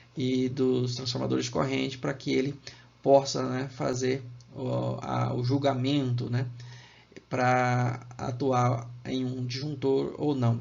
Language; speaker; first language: Portuguese; native; Portuguese